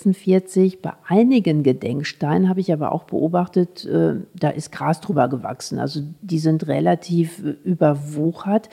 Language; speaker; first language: German; native; German